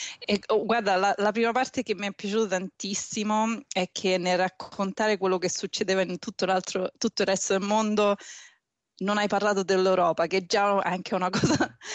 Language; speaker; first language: Italian; native; Italian